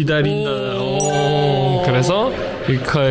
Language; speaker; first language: Korean; native; Korean